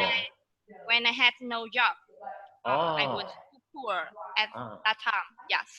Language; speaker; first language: English; non-native, learner; Vietnamese